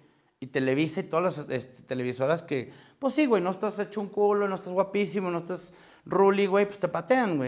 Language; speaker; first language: Spanish; native; Spanish